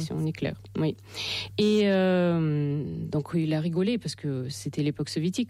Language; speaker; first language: French; non-native, fluent; Russian